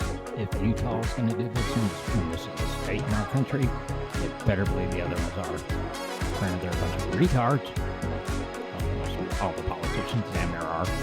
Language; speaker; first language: English; native; English